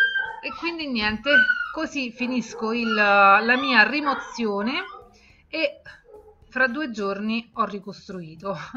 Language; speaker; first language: Italian; native; Italian